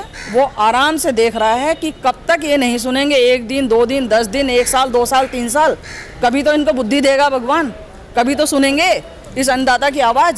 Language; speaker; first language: Hindi; native; Hindi